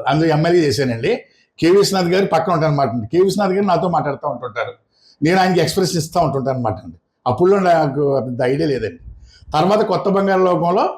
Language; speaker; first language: Telugu; native; Telugu